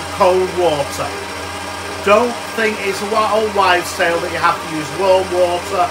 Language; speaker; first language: English; native; English